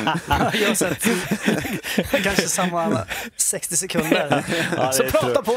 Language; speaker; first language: Swedish; native; Swedish